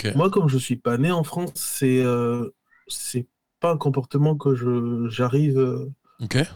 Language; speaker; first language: French; native; French